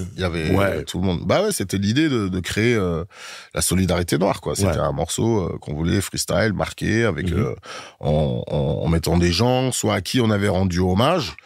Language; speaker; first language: French; early bilingual, heritage; French